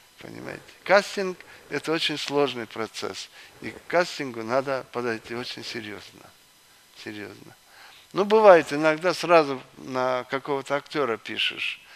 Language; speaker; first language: Russian; non-native, local second language; Kyrgyz